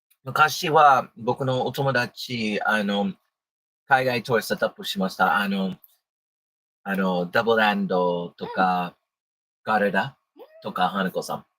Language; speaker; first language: Japanese; non-native, learner; English